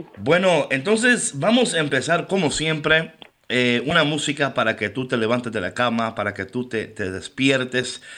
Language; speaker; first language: Spanish; native; Spanish